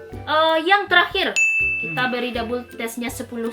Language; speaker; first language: Indonesian; non-native, local second language; Minangkabau